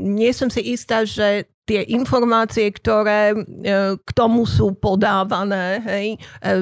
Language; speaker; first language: Slovak; native; Slovak